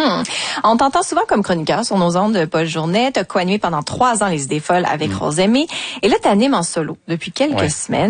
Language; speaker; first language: French; native; French